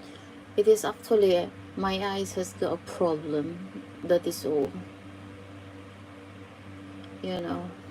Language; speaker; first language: English; non-native, fluent; Filipino